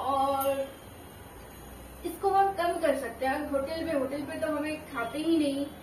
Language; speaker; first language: Hindi; non-native, local second language; Odia